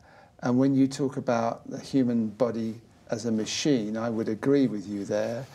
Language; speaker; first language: English; native; English